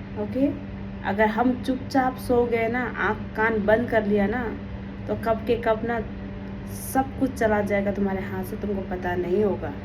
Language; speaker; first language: Hindi; non-native, local second language; Nepali